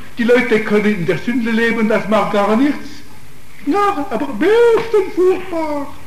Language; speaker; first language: German; non-native, fluent; Italian